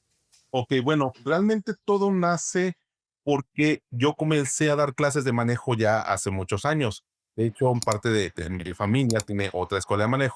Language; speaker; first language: Spanish; native; Spanish